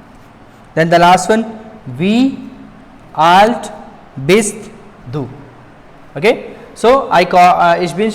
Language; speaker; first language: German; non-native, fluent; Hindi